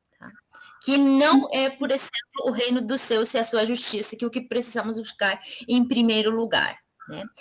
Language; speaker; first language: Portuguese; non-native, fluent; Spanish